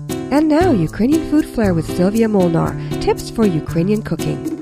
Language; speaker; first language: English; early bilingual, other home language; Ukrainian